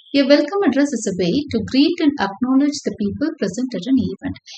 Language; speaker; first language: English; non-native, local second language; Tamil